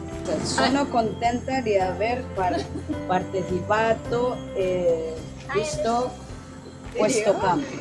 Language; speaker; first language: Italian; non-native, learner; English